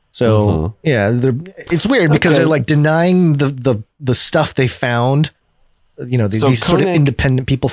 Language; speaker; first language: English; native; English